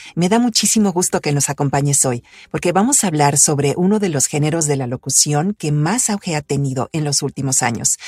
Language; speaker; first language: Spanish; early bilingual, other home language; Italian